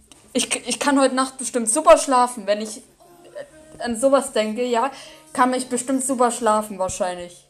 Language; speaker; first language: German; native; German